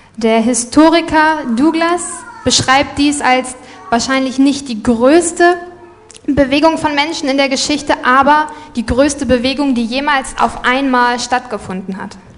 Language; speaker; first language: German; native; German